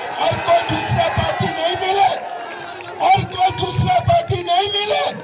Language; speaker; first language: Hindi; non-native, local second language; Assamese